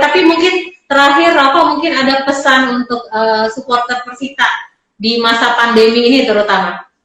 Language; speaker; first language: Indonesian; native; Indonesian